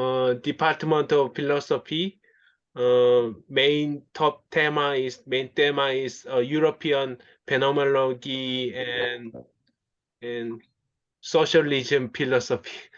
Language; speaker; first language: English; non-native, local second language; Korean